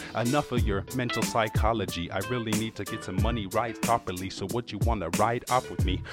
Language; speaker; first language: English; native; English